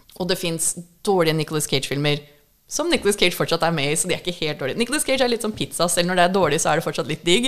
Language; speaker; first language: Norwegian; early bilingual, other home language; English